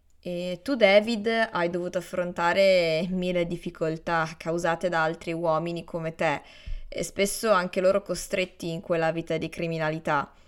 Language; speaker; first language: Italian; native; Italian